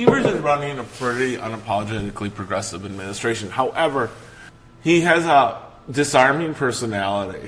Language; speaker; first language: English; native; English